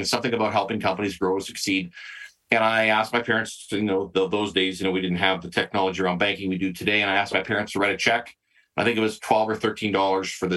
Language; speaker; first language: English; native; English